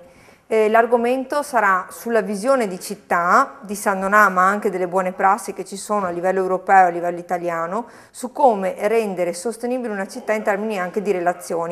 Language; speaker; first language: Italian; native; Italian